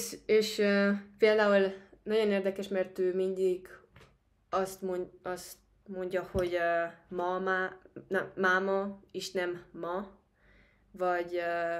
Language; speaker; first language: Hungarian; non-native, fluent; Spanish